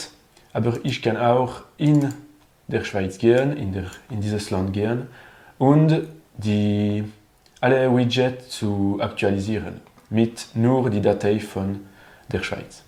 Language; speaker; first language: German; non-native, learner; French